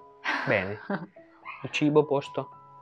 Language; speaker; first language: Italian; non-native, learner; Indonesian